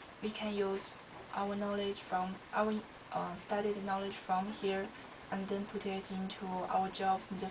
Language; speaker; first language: English; non-native, learner; Chinese